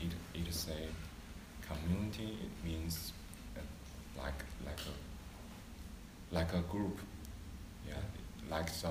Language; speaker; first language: English; non-native, learner; Chinese